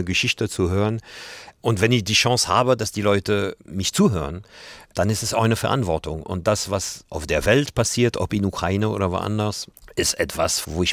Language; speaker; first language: German; non-native, fluent; French